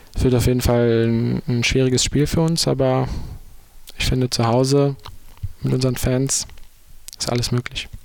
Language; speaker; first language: German; native; German